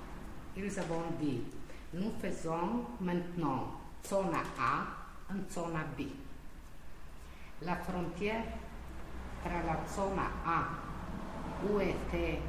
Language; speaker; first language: French; non-native, learner; Slovenian